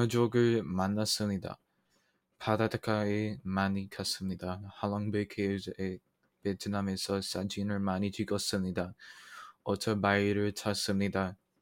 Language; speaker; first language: Korean; non-native, learner; Vietnamese